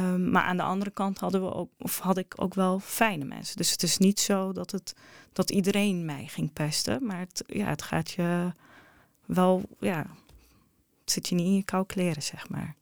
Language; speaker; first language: Dutch; early bilingual, other home language; Arabic